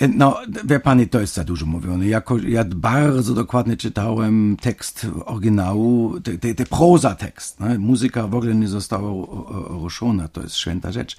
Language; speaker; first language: Polish; non-native, fluent; German